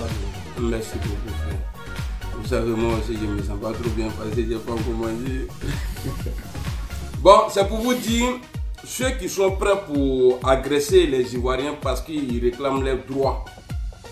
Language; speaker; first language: French; native; French